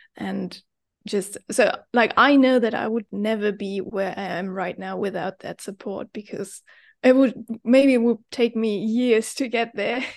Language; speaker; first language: English; non-native, fluent; German